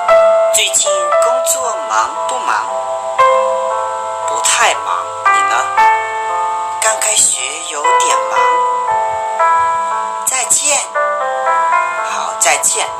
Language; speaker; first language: Chinese; non-native, learner; Hmong